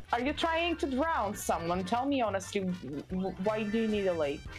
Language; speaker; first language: English; non-native, fluent; Russian